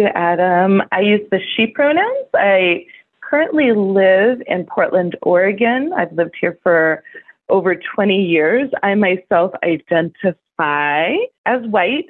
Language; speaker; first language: English; native; English